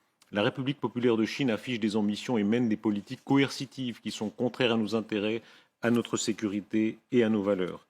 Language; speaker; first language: French; native; French